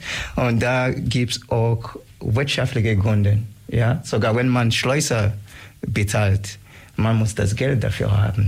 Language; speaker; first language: German; non-native, learner; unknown